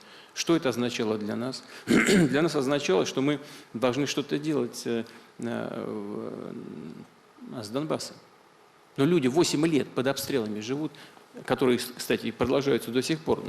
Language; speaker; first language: Russian; native; Russian